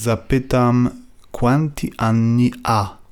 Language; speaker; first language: Italian; non-native, learner; Polish